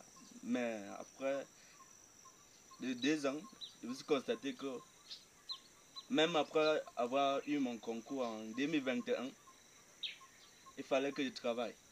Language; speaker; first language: French; non-native, local second language; English